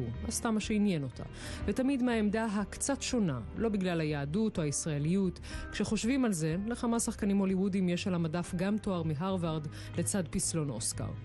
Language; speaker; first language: Hebrew; native; Hebrew